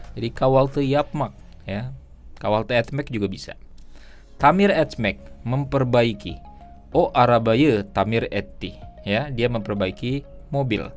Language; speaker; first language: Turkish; non-native, fluent; Indonesian